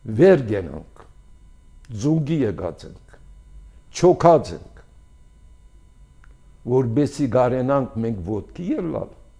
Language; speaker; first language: Armenian; early bilingual, heritage; Armenian